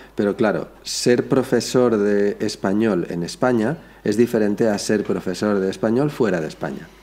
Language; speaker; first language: Spanish; native; Spanish